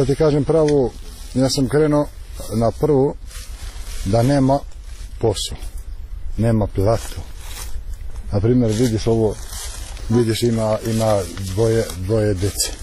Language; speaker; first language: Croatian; non-native, local second language; Albanian